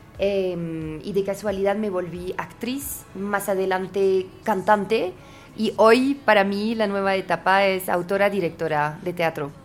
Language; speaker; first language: Spanish; non-native, fluent; French